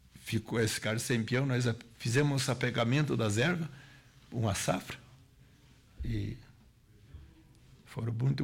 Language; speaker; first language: Portuguese; native; Portuguese